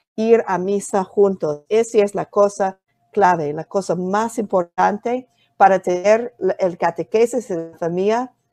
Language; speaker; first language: Spanish; non-native, fluent; English